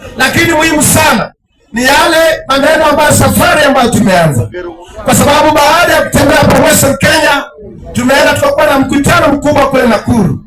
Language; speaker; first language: Swahili; non-native, local second language; Luyia